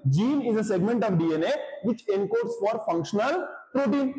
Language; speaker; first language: English; non-native, local second language; Marathi